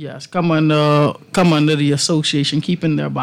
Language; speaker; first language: English; native; English